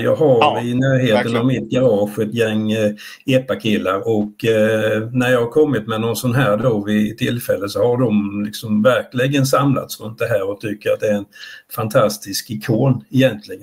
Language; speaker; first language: Swedish; native; Swedish